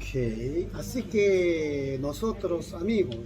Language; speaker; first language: Spanish; non-native, learner; Korean